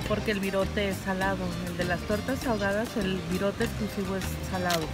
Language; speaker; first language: Spanish; native; Spanish